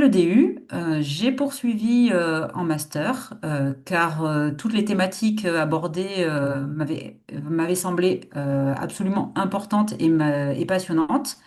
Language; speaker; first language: French; native; French